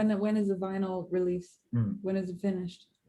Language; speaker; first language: English; native; English